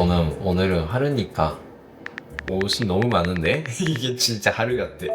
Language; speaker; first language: Korean; non-native, fluent; Japanese